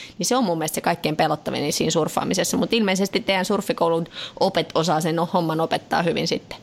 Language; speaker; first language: Finnish; native; Finnish